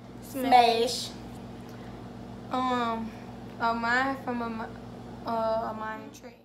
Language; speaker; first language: English; native; English